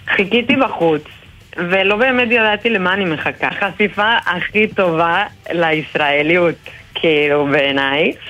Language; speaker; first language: Hebrew; non-native, fluent; Spanish